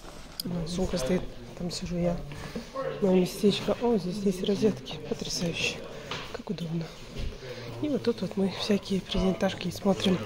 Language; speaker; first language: Russian; native; Russian